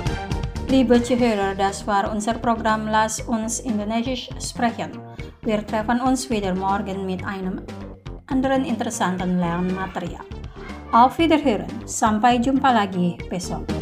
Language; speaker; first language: German; non-native, fluent; Indonesian